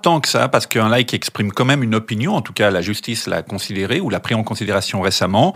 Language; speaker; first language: French; native; French